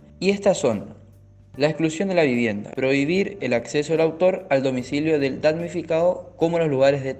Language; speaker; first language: Spanish; native; Spanish